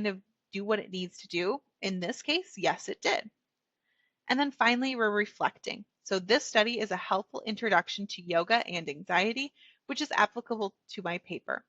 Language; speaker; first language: English; native; English